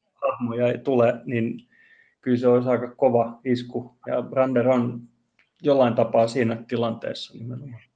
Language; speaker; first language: Finnish; non-native, local second language; Swedish